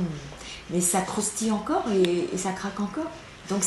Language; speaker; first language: French; native; French